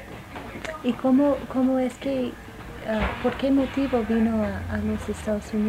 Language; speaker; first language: Spanish; non-native, fluent; English